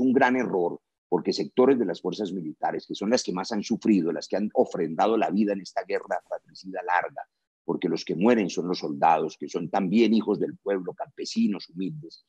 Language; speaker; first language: Spanish; native; Spanish